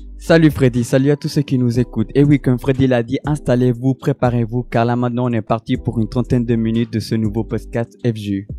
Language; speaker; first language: French; early bilingual, other home language; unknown